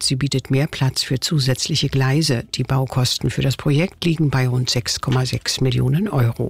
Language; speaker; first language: German; native; German